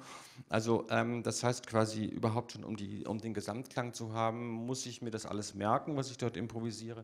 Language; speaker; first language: German; native; German